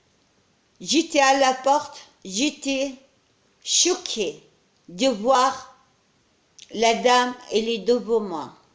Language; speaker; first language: French; non-native, learner; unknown